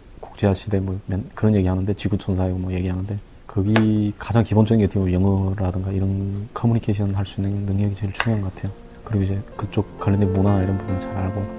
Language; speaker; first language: Korean; native; Korean